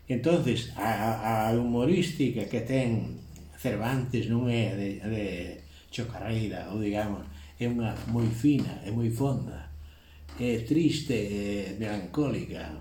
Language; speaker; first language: Galician; native; Galician